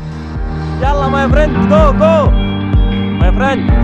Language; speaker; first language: English; non-native, learner; Arabic